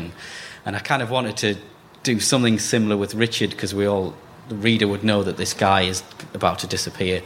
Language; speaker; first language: English; native; English